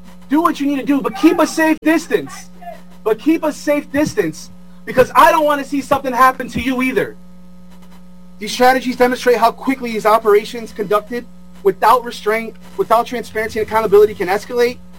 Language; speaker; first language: English; early bilingual, other home language; Portuguese